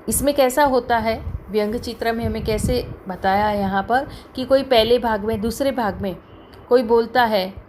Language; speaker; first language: Hindi; non-native, local second language; Marathi